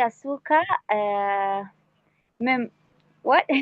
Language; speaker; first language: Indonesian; non-native, learner; Arabic